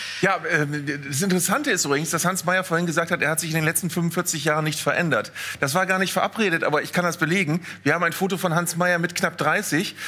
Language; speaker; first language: German; native; German